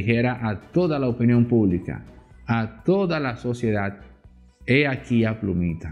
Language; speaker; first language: Spanish; native; Spanish